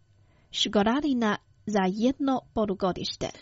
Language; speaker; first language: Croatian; non-native, fluent; Chinese